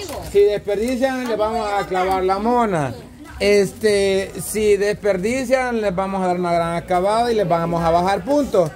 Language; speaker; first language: Spanish; native; Spanish